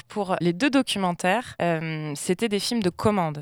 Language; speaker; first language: French; native; French